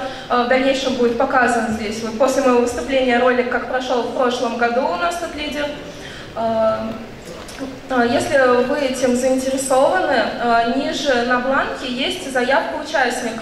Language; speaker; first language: Russian; native; Russian